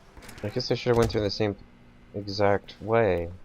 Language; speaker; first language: English; native; English